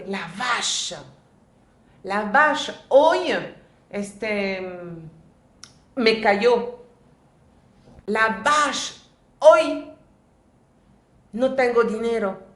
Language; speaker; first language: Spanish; non-native, fluent; French